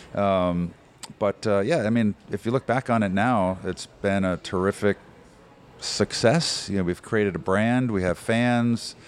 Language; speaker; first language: English; native; English